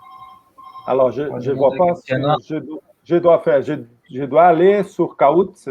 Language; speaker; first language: French; non-native, fluent; Portuguese